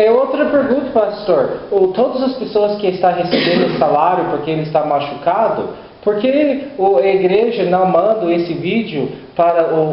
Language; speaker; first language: Portuguese; non-native, learner; English